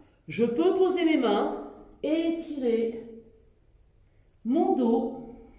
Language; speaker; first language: French; native; French